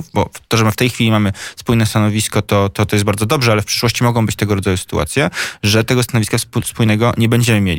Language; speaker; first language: Polish; native; Polish